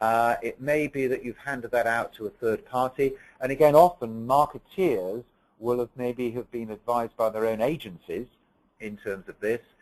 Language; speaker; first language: English; native; English